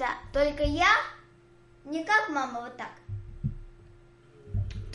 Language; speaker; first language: Russian; early bilingual, heritage; Russian